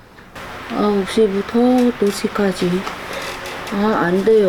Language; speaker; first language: Korean; non-native, learner; Vietnamese